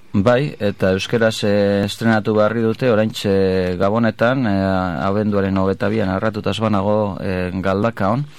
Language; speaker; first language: Basque; native; Basque